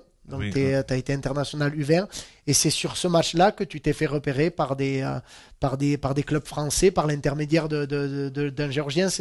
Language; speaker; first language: French; native; French